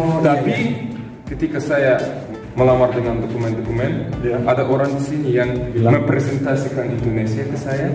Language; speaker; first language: Indonesian; non-native, fluent; Russian